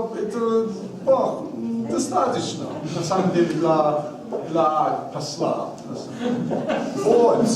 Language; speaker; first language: Russian; non-native, learner; English